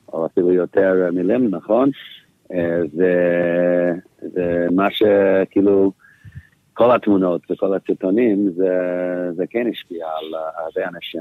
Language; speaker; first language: Hebrew; non-native, fluent; English